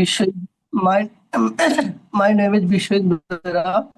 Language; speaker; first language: English; non-native, local second language; Hindi